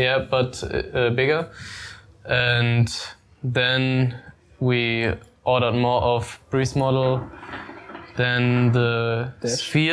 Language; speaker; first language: English; non-native, fluent; German